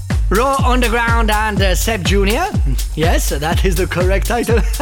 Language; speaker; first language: English; non-native, fluent; Italian